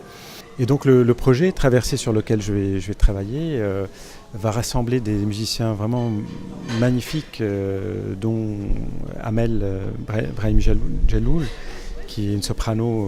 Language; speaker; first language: French; non-native, local second language; Arabic